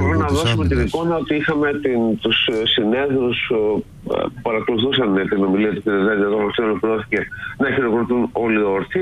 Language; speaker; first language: Greek; native; Greek